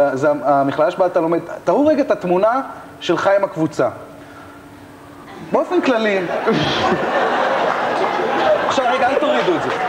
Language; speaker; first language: Hebrew; native; Hebrew